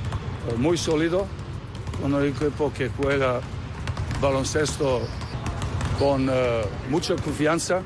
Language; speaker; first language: Spanish; non-native, learner; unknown